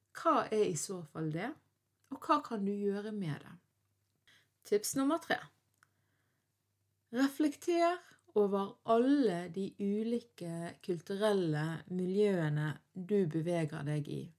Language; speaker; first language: Norwegian; early bilingual, other home language; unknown